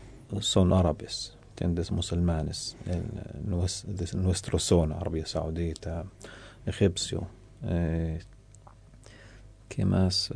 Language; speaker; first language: Spanish; non-native, learner; Arabic